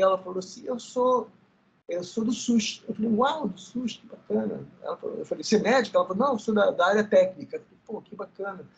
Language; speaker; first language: Portuguese; early bilingual, other home language; Spanish